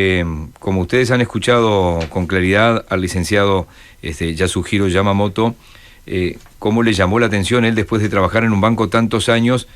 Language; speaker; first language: Spanish; native; Spanish